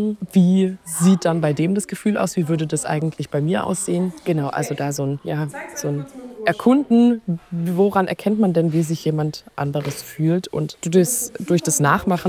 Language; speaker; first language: German; native; German